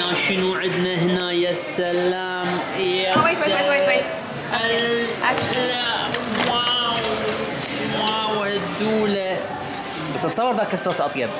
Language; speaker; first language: Arabic; native; Arabic